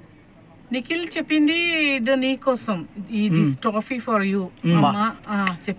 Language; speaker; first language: Telugu; non-native, learner; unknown